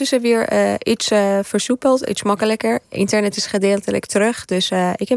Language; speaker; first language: Dutch; non-native, fluent; Persian